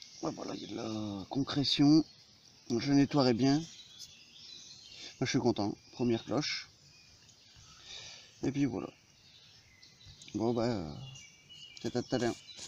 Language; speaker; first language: French; native; French